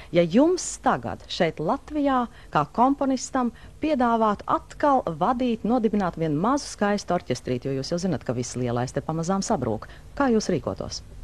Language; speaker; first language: Latvian; early bilingual, heritage; Latvian